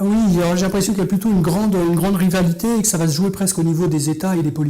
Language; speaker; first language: French; native; French